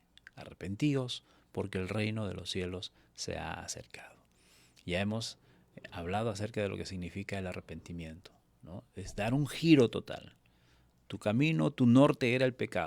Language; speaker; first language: Spanish; native; Spanish